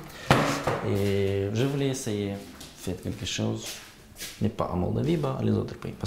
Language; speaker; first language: French; non-native, learner; Gagauz